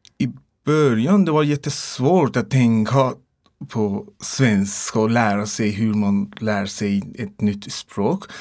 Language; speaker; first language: Swedish; non-native, learner; Persian